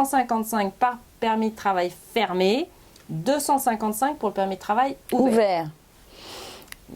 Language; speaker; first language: French; native; French